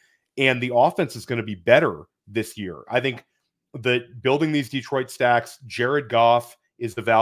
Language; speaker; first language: English; native; English